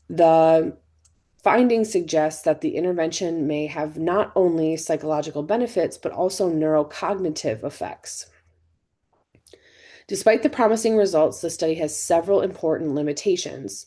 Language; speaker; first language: English; native; English